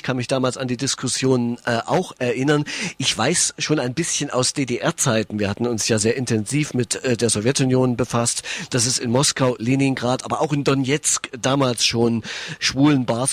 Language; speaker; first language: German; native; German